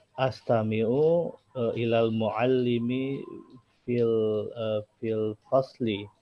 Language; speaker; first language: Arabic; non-native, learner; Indonesian